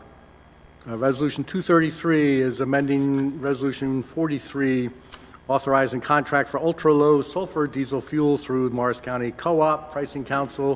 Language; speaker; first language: English; native; English